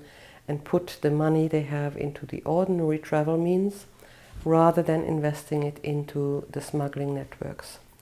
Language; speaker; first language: English; non-native, fluent; German